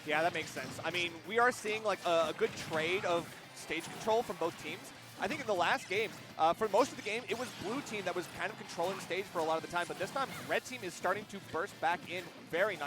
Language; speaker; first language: English; native; English